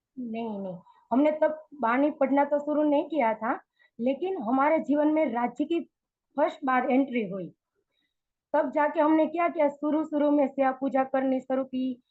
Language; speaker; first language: Hindi; non-native, local second language; Gujarati